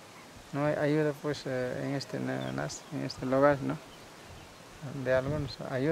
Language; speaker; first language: Spanish; non-native, local second language; Quechua